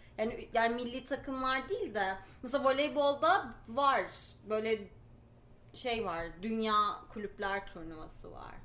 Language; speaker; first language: Turkish; native; Turkish